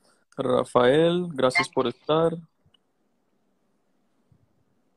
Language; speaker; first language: Spanish; non-native, learner; English